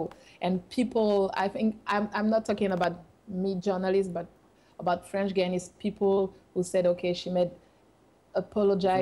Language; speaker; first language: English; non-native, fluent; French